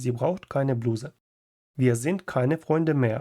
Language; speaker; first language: German; non-native, fluent; Ukrainian